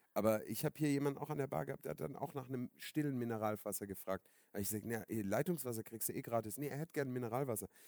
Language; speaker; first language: German; native; German